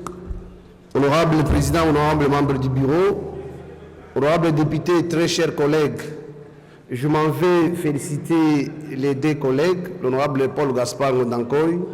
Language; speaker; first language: French; native; French